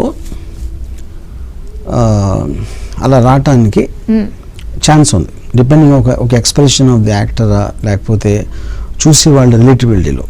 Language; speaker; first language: Telugu; native; Telugu